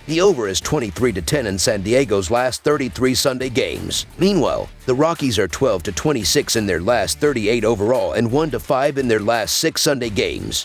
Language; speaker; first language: English; native; English